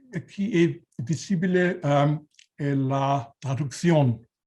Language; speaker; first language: Spanish; non-native, learner; German